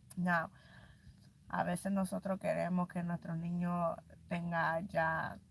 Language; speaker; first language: Spanish; early bilingual, heritage; Spanish